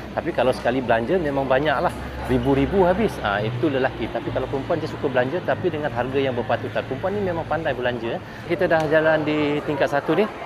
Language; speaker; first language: Malay; native; Malay